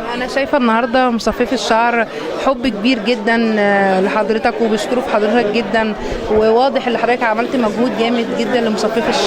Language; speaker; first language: Arabic; native; Arabic